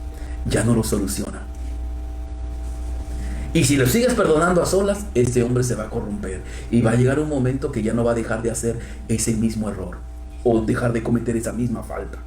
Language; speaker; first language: Spanish; native; Spanish